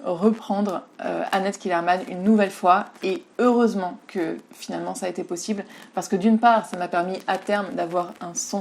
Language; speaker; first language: French; native; French